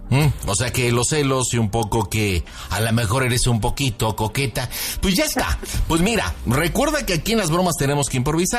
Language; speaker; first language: Spanish; native; Spanish